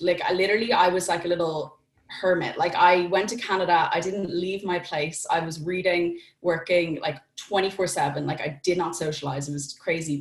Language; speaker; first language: English; native; English